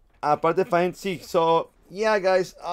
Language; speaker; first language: Spanish; native; Spanish